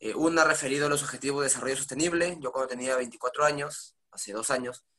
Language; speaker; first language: Spanish; native; Spanish